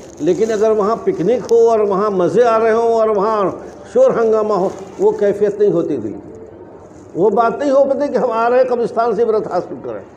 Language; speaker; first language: Urdu; native; Urdu